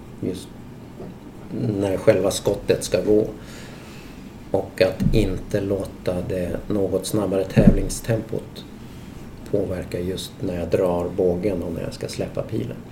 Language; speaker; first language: Swedish; native; Swedish